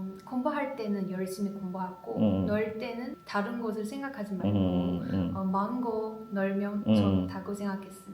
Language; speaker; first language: Korean; non-native, learner; Chinese